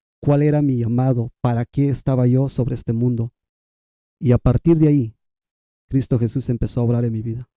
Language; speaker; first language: Spanish; non-native, local second language; Kʼicheʼ